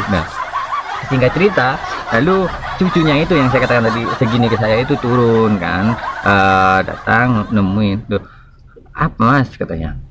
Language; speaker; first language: Indonesian; non-native, local second language; Madurese